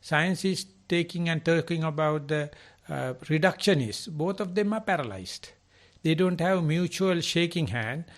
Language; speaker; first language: English; non-native, local second language; Sinhala